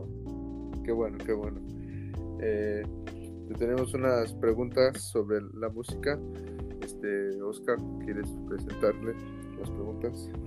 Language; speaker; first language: Spanish; early bilingual, heritage; Spanish